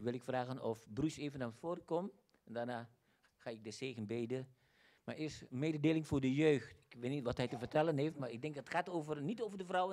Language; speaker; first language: Dutch; non-native, fluent; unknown